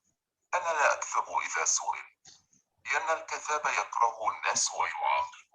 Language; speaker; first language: Arabic; non-native, learner; Indonesian